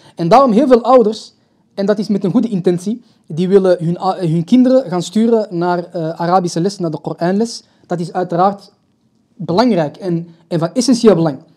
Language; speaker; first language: Dutch; early bilingual, other home language; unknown